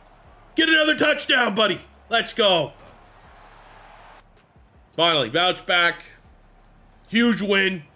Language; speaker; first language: English; native; English